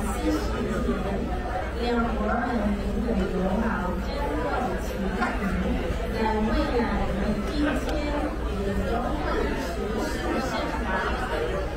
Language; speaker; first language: Chinese; non-native, learner; English